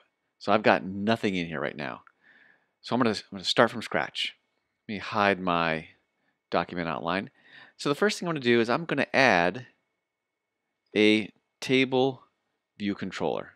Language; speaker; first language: English; native; English